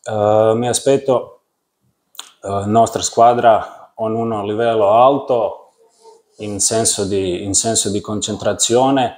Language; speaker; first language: Italian; non-native, learner; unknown